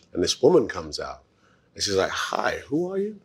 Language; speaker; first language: English; native; English